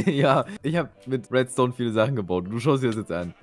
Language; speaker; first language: German; native; German